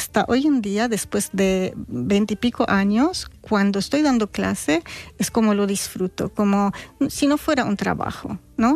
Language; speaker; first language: Spanish; non-native, fluent; Arabic